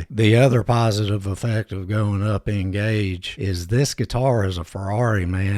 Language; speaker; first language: English; native; English